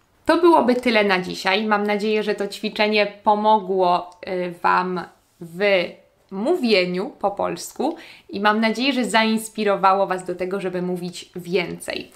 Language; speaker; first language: Polish; native; Polish